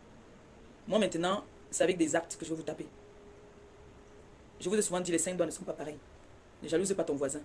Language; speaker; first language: French; native; French